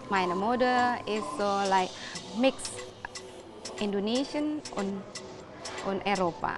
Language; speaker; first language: German; non-native, learner; Indonesian